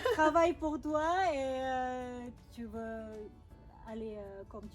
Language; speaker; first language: French; non-native, learner; Indonesian